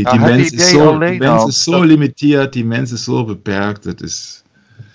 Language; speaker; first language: Dutch; non-native, learner; German